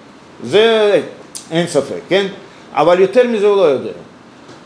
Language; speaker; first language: Hebrew; non-native, fluent; Russian